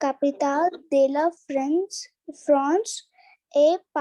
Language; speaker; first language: French; non-native, learner; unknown